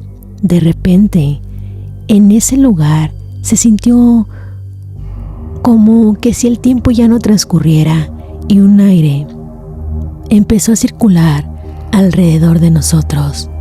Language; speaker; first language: Spanish; native; Spanish